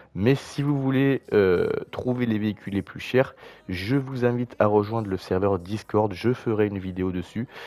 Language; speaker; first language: French; native; French